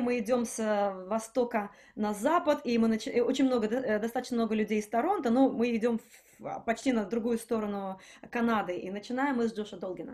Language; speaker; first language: Russian; native; Russian